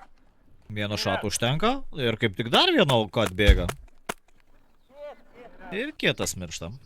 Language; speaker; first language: Lithuanian; native; Lithuanian